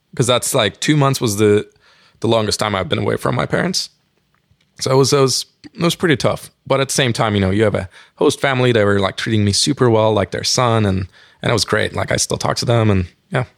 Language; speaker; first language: English; non-native, fluent; Turkish